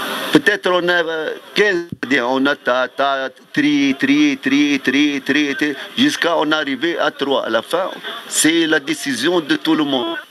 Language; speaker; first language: French; non-native, fluent; Arabic